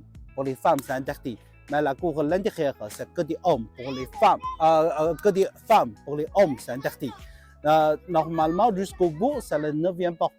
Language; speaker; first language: French; non-native, learner; Chinese